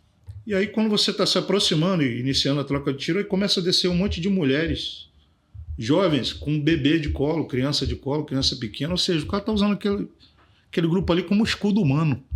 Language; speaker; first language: Portuguese; native; Portuguese